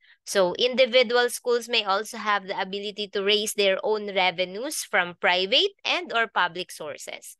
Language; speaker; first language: English; non-native, local second language; Filipino